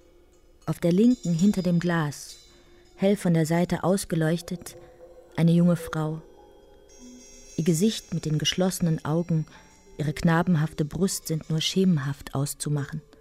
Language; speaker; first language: German; native; German